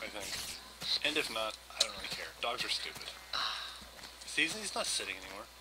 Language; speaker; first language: English; native; English